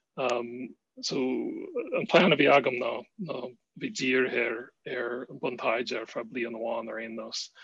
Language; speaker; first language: Irish; non-native, fluent; English